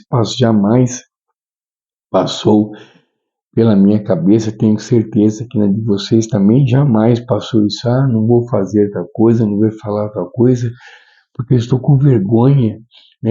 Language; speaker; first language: Portuguese; native; Portuguese